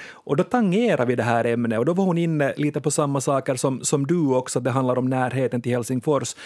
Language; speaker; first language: Swedish; native; Swedish